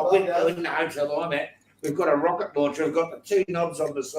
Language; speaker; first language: English; native; English